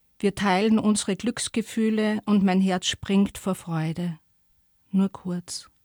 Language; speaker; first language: German; native; German